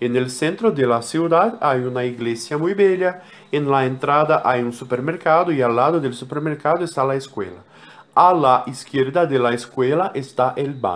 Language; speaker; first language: Spanish; non-native, fluent; Portuguese